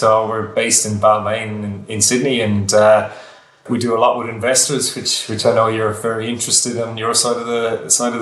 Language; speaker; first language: English; native; English